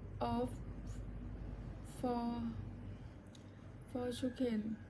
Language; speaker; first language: English; non-native, learner; Thai